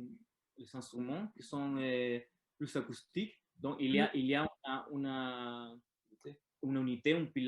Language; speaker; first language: French; non-native, learner; Spanish